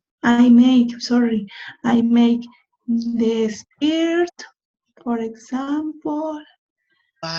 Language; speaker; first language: English; non-native, learner; Spanish